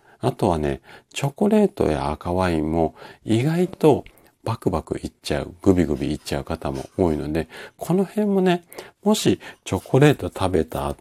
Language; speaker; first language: Japanese; native; Japanese